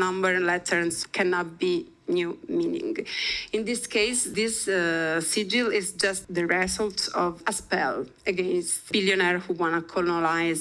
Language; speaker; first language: English; non-native, fluent; Italian